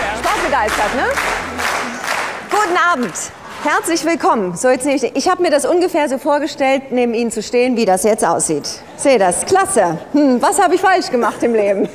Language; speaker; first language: German; native; German